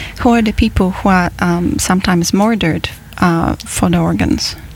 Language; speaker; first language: English; non-native, fluent; Polish